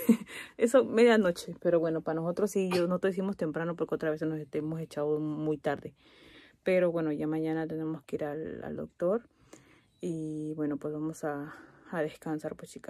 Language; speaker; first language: Spanish; native; Spanish